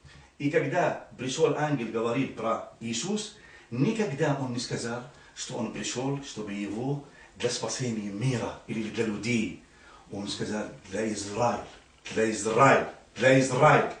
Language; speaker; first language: Russian; non-native, fluent; Arabic